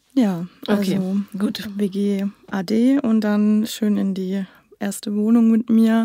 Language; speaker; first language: German; native; German